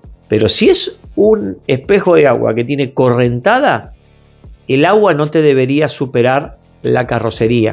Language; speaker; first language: Spanish; native; Spanish